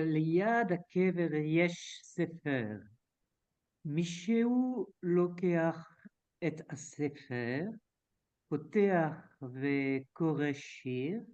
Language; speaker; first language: Hebrew; non-native, learner; French